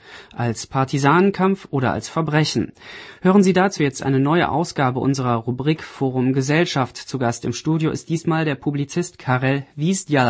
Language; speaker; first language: German; native; German